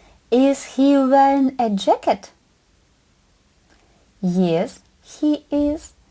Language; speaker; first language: English; non-native, fluent; Ukrainian